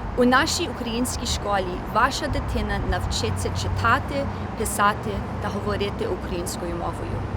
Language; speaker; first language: Ukrainian; early bilingual, heritage; Ukrainian